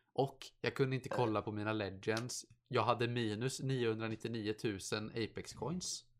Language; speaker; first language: Swedish; native; Swedish